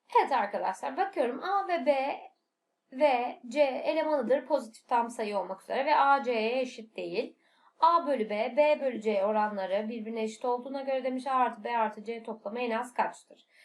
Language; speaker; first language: Turkish; native; Turkish